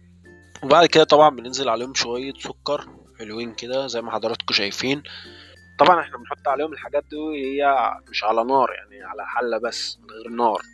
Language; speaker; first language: Arabic; native; Arabic